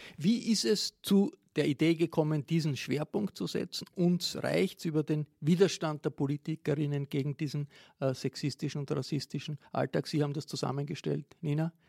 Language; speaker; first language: German; native; German